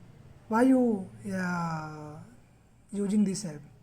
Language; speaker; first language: English; non-native, learner; Hindi